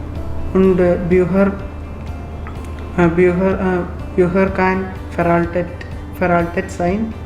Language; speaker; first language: German; non-native, learner; Malayalam